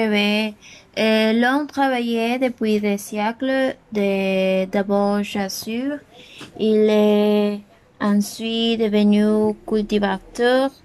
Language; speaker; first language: French; non-native, learner; Spanish